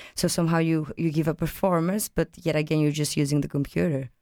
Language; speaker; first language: English; non-native, fluent; Greek